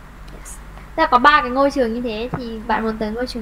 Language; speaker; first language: Vietnamese; native; Vietnamese